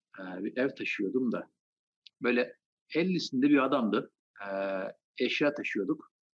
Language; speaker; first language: Turkish; native; Turkish